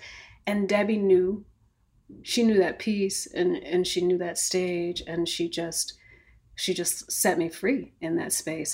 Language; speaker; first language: English; native; English